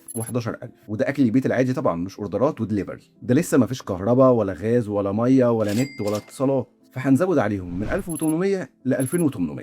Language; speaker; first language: Arabic; native; Arabic